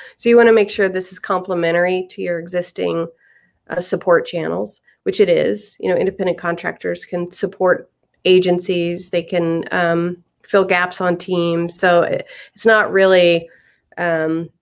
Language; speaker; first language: English; native; English